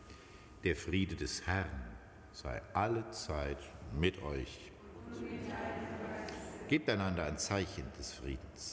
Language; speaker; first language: German; native; German